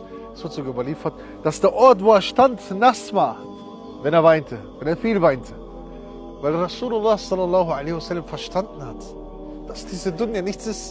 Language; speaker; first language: German; early bilingual, other home language; Romany